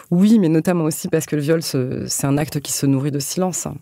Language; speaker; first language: French; native; French